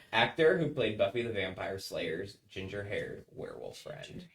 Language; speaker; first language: English; native; English